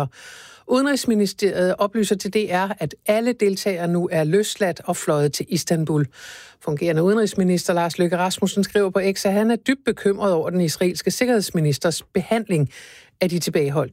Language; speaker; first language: Danish; native; Danish